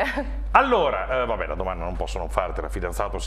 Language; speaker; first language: Italian; native; Italian